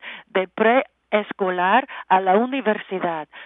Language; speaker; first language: Spanish; non-native, learner; English